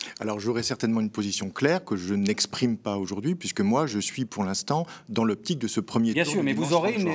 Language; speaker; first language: French; native; French